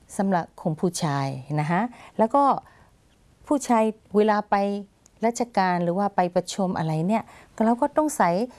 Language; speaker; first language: Thai; non-native, fluent; Burmese